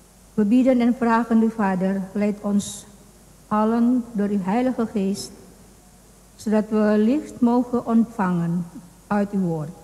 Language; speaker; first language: Dutch; non-native, fluent; Indonesian